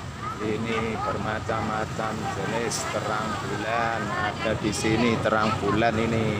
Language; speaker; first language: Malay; non-native, local second language; Javanese